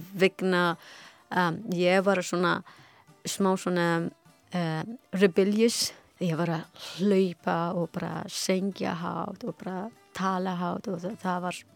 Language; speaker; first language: Icelandic; non-native, learner; Persian